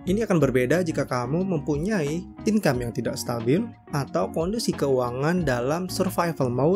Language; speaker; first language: Indonesian; native; Indonesian